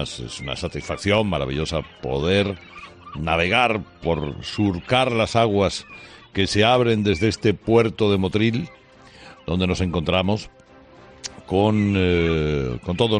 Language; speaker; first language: Spanish; native; Spanish